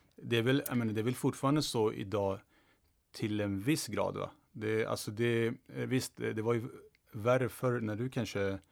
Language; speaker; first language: Swedish; early bilingual, other home language; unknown